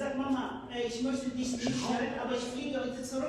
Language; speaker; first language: German; non-native, fluent; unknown